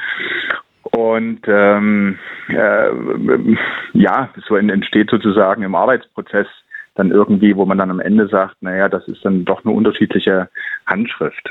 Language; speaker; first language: German; native; German